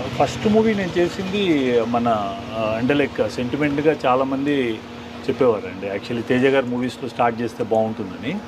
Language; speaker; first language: Telugu; native; Telugu